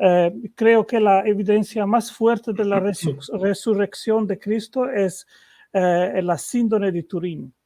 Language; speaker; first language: Spanish; non-native, fluent; Portuguese